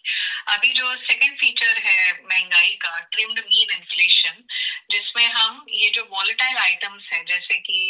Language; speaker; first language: Hindi; native; Hindi